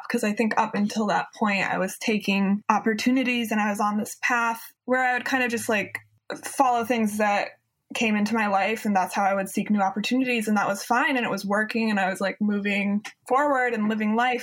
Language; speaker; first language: English; native; English